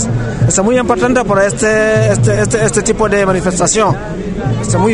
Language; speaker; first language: Spanish; non-native, learner; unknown